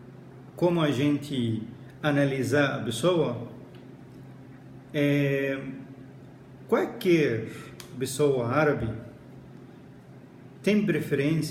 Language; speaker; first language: Portuguese; non-native, fluent; Arabic